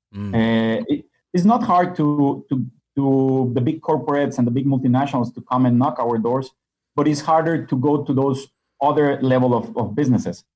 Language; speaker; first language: English; non-native, fluent; Spanish